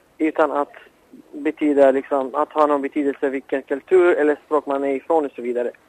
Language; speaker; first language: Swedish; non-native, fluent; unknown